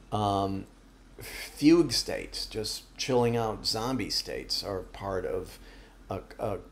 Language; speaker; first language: English; native; English